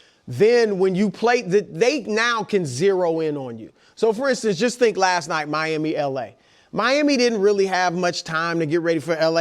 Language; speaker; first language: English; native; English